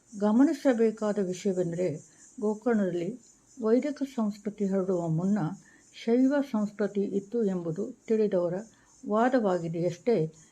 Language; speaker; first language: Kannada; native; Kannada